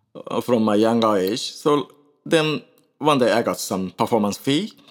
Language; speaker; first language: English; non-native, learner; Japanese